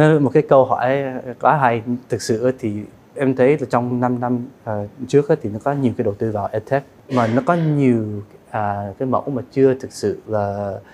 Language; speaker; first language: Vietnamese; early bilingual, heritage; Vietnamese